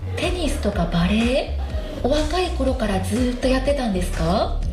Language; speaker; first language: Japanese; native; Japanese